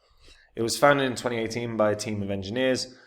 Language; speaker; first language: English; native; English